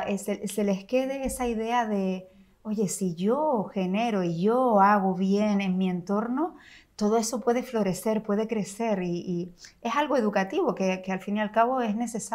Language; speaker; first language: Spanish; native; Spanish